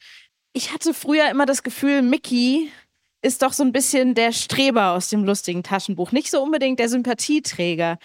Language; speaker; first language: German; native; German